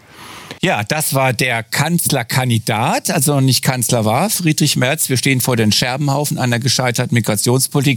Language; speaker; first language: German; native; German